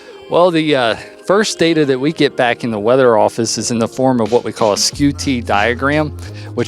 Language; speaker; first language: English; native; English